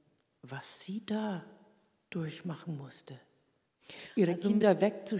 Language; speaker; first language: German; early bilingual, heritage; German